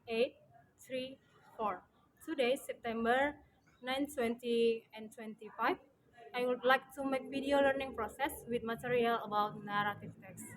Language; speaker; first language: English; non-native, learner; Indonesian